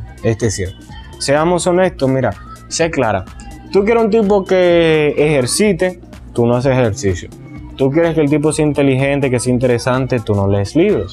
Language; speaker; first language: Spanish; native; Spanish